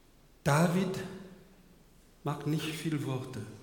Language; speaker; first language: German; non-native, fluent; French